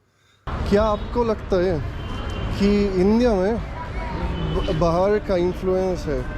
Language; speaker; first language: Hindi; non-native, fluent; Italian